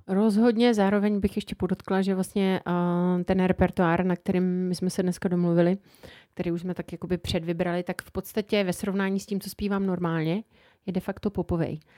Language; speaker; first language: Czech; native; Czech